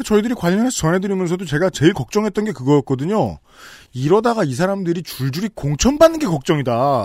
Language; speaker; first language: Korean; native; Korean